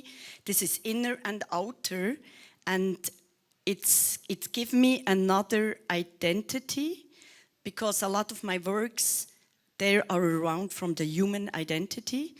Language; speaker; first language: English; non-native, learner; Swiss German